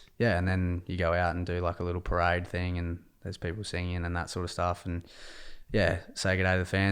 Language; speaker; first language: English; native; English